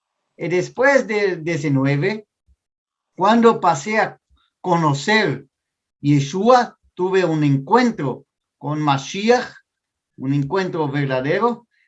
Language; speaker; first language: Spanish; non-native, fluent; Portuguese